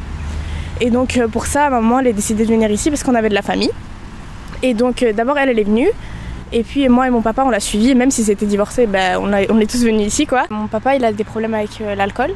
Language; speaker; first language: French; native; French